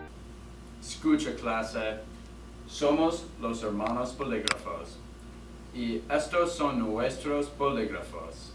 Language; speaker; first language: Spanish; non-native, learner; English